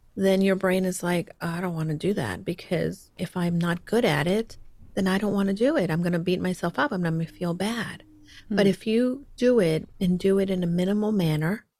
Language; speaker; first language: English; early bilingual, heritage; Spanish